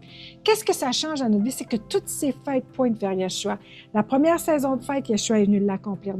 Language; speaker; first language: French; native; French